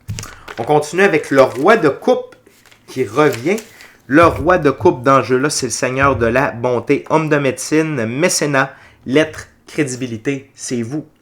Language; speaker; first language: French; native; French